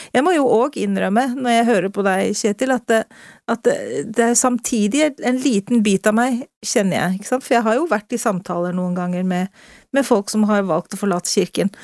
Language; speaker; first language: Norwegian; native; Norwegian